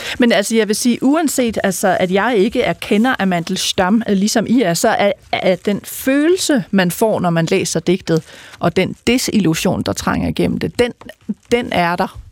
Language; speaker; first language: Danish; native; Danish